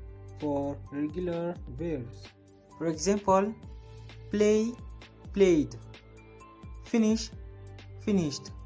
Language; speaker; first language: English; non-native, fluent; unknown